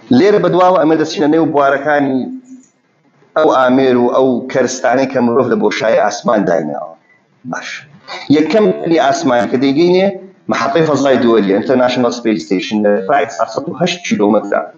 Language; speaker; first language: Central Kurdish; native; Central Kurdish